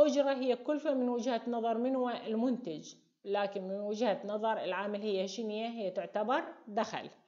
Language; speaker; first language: Arabic; native; Arabic